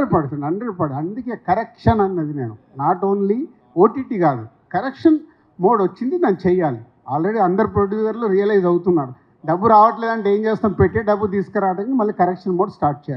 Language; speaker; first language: Telugu; native; Telugu